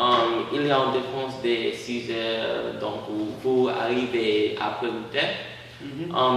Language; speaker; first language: French; non-native, learner; English